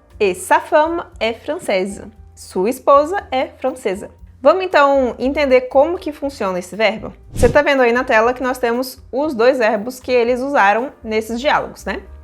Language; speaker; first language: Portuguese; native; Portuguese